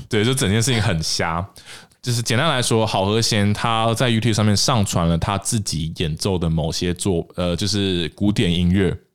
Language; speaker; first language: Chinese; native; Chinese